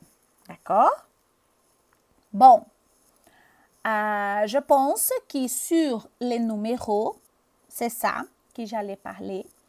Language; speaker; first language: French; non-native, fluent; Portuguese